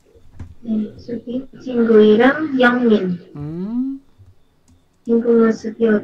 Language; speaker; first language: Korean; non-native, learner; Indonesian